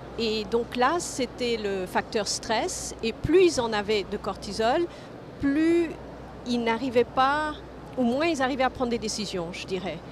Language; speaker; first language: French; non-native, fluent; English